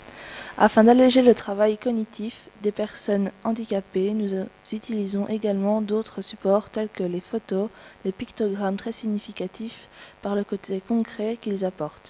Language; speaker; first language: French; native; French